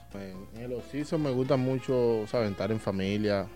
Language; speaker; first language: Spanish; native; Spanish